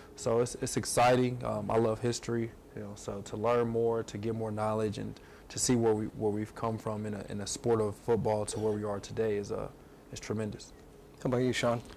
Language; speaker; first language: English; native; English